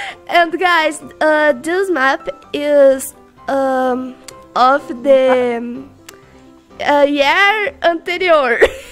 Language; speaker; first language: English; non-native, learner; Portuguese